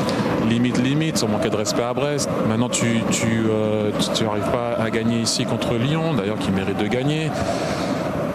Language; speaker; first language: French; native; French